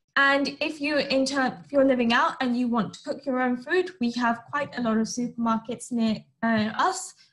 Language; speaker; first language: English; native; English